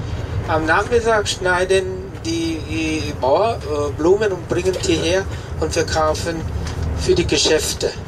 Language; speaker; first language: German; non-native, fluent; Vietnamese